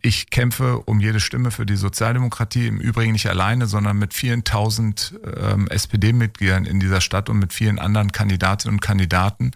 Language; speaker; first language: German; native; German